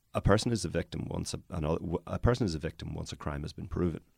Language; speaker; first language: English; native; English